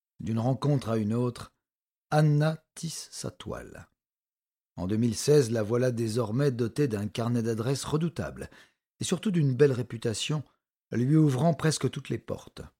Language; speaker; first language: French; native; French